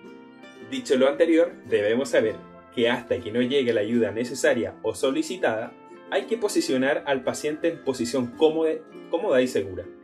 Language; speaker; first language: Spanish; native; Spanish